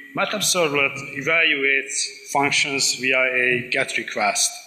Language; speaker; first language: English; non-native, fluent; Hungarian